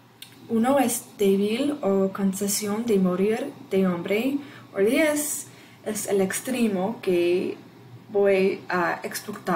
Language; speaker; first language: Spanish; non-native, fluent; English